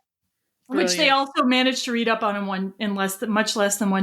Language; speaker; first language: English; native; English